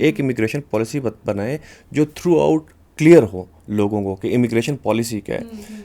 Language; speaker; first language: Urdu; non-native, local second language; Pashto